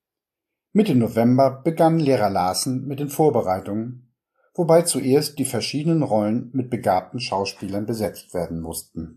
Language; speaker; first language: German; native; German